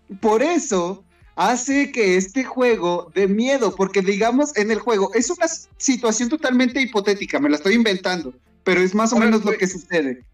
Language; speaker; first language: Spanish; native; Spanish